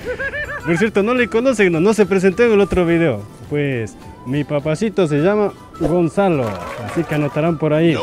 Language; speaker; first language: Spanish; native; Spanish